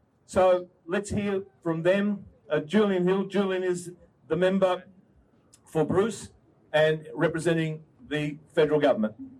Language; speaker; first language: English; early bilingual, other home language; Ukrainian